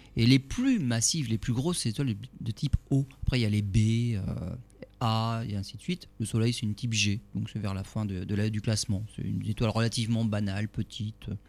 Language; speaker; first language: French; native; French